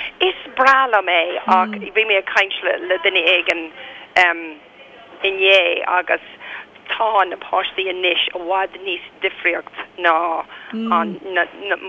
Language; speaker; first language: Irish; non-native, local second language; English